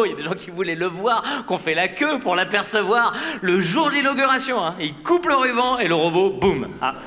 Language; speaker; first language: French; native; French